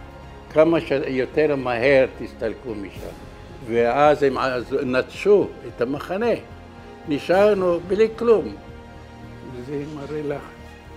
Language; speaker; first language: Hebrew; non-native, fluent; Arabic